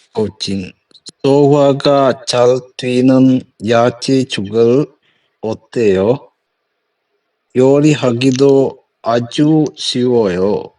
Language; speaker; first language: Korean; non-native, learner; Sinhala